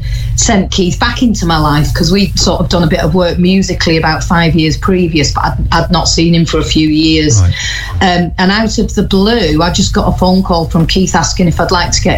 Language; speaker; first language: English; native; English